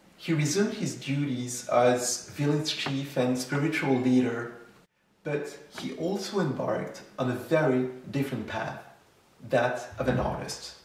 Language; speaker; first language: English; non-native, fluent; French